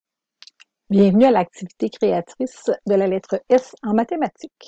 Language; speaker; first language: French; native; French